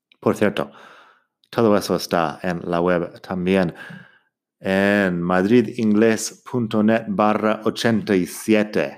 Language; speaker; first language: Spanish; non-native, fluent; English